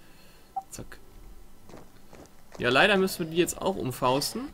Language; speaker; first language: German; native; German